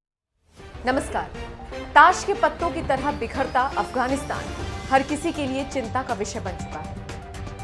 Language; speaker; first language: Hindi; native; Hindi